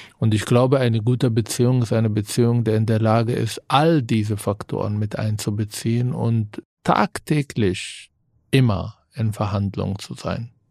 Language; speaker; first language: German; non-native, fluent; Arabic